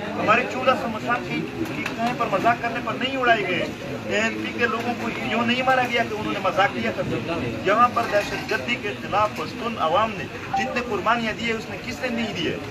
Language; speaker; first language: Urdu; non-native, local second language; Pashto